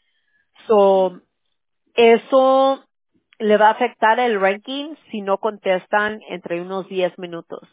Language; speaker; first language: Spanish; early bilingual, other home language; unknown